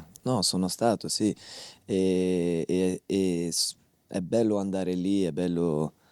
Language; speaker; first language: Italian; non-native, fluent; Dutch